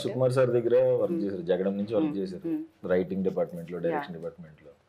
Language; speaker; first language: Telugu; native; Telugu